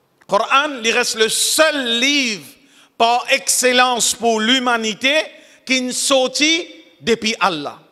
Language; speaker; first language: French; non-native, local second language; Morisyen